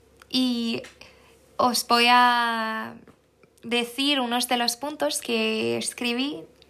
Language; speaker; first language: Spanish; non-native, fluent; Swedish